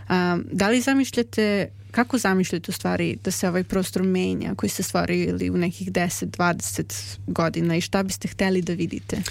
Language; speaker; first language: Croatian; native; Croatian